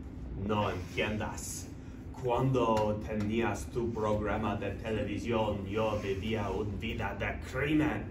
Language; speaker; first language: Spanish; non-native, learner; English